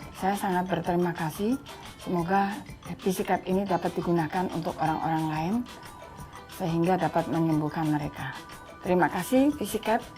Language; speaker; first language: Indonesian; native; Indonesian